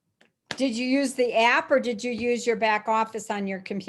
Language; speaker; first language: English; native; English